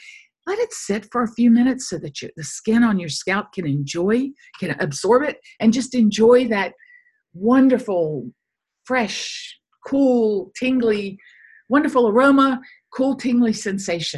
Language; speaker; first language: English; native; English